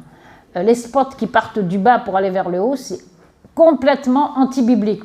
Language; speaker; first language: French; native; French